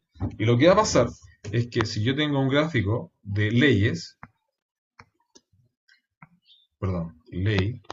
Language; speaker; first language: Spanish; native; Spanish